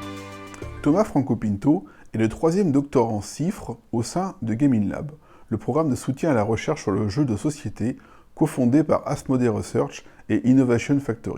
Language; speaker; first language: French; native; French